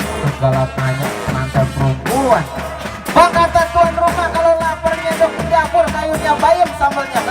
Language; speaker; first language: Indonesian; native; Indonesian